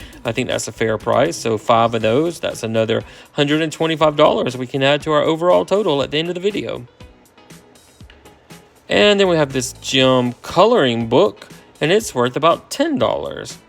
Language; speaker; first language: English; native; English